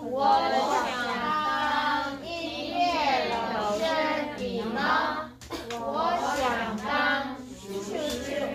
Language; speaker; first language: Chinese; non-native, learner; Korean